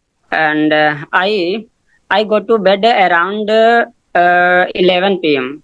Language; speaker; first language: English; non-native, learner; Hindi